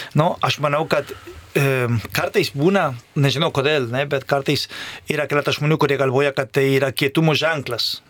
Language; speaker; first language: Lithuanian; non-native, fluent; Spanish